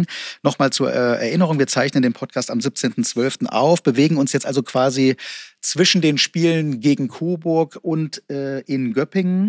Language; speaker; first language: German; native; German